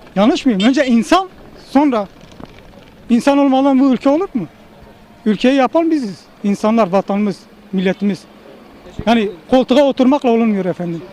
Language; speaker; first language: Turkish; native; Turkish